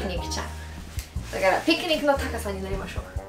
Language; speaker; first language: Japanese; non-native, fluent; English